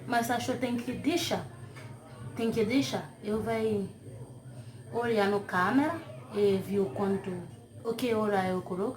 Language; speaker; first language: Portuguese; non-native, learner; Haitian Creole